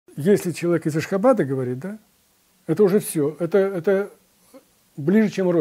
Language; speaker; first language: Russian; native; Russian